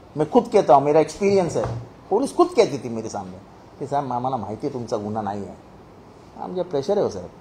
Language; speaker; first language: Hindi; non-native, local second language; Marathi